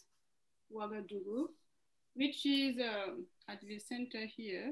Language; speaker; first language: English; non-native, fluent; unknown